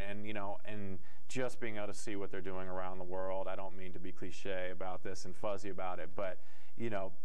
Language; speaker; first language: English; native; English